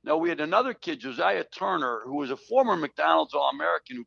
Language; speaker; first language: English; native; English